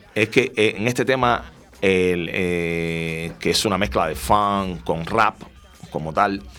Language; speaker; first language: Spanish; native; Spanish